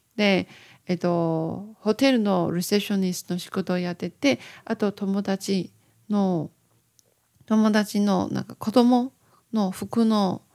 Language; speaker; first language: Japanese; non-native, fluent; Chinese